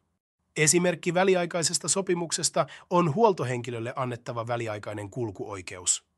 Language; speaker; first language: Finnish; native; Finnish